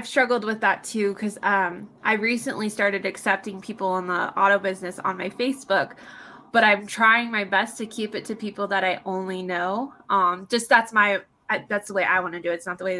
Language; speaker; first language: English; native; English